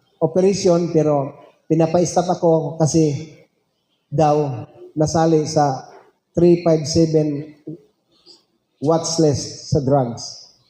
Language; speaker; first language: Filipino; non-native, local second language; Cebuano